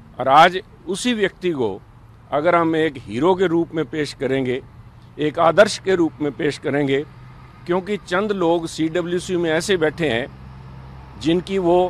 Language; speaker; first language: Hindi; non-native, local second language; Punjabi